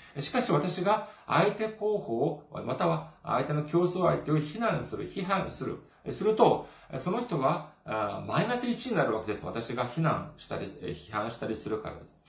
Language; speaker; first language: Japanese; non-native, fluent; Korean